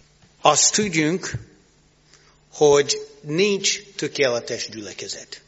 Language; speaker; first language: Hungarian; non-native, learner; English